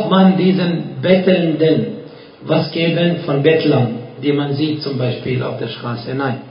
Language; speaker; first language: German; non-native, fluent; Arabic